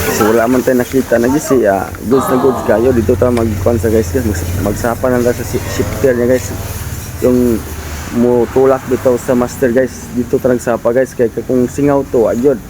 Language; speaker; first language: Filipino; non-native, local second language; Cebuano